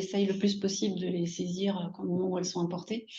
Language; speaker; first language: French; native; French